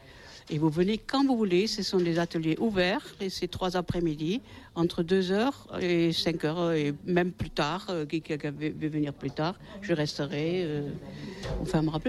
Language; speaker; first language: French; native; French